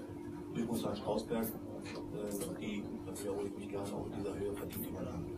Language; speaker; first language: German; native; German